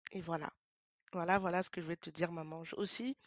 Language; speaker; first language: French; native; French